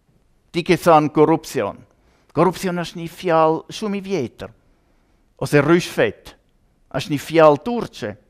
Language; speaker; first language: Albanian; non-native, learner; German